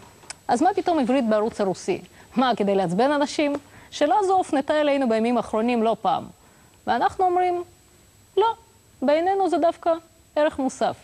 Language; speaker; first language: Hebrew; non-native, local second language; Russian